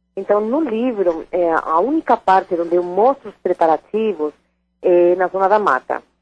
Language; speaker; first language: Portuguese; non-native, fluent; Spanish